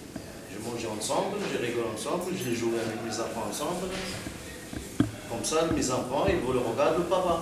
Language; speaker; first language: French; non-native, learner; Arabic